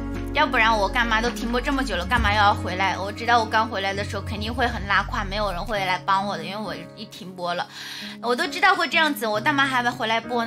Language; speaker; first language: Chinese; native; Chinese